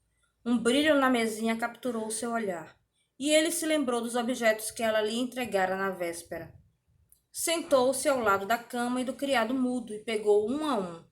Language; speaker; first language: Portuguese; native; Portuguese